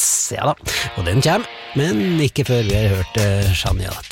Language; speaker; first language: Norwegian; native; Norwegian